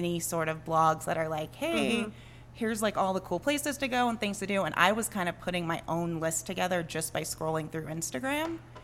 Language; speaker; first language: English; native; English